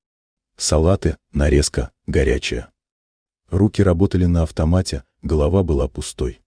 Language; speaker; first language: Russian; native; Russian